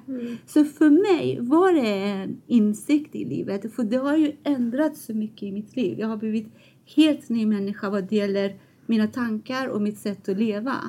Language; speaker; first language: Swedish; non-native, fluent; Persian